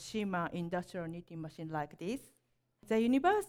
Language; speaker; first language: English; non-native, learner; Japanese